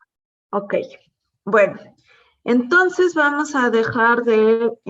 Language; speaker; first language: Spanish; native; Spanish